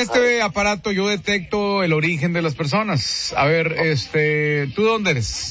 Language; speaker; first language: Spanish; native; Spanish